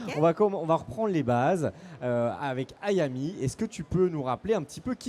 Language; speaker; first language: French; native; French